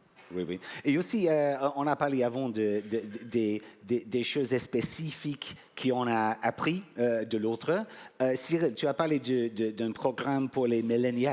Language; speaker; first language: French; non-native, fluent; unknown